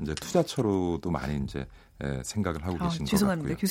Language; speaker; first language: Korean; native; Korean